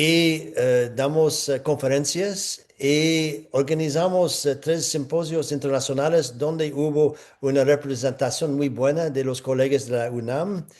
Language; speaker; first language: Spanish; non-native, fluent; English